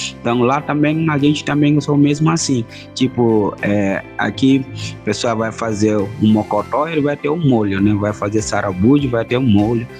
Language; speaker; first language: Portuguese; non-native, fluent; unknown